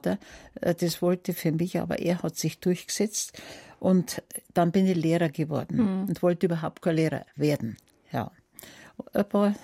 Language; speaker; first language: German; native; German